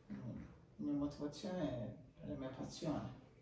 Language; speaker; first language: Italian; non-native, learner; Turkish